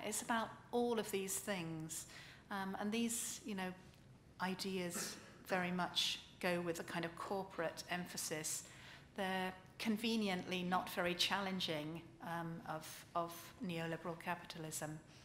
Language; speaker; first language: English; native; English